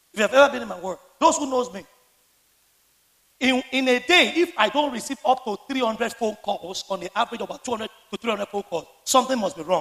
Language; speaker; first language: English; non-native, local second language; Yoruba